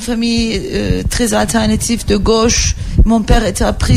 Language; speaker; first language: French; non-native, learner; Turkish